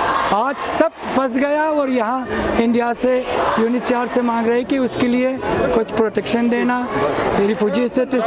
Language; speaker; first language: Hindi; non-native, fluent; Persian